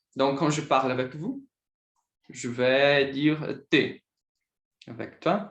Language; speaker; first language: French; non-native, learner; Portuguese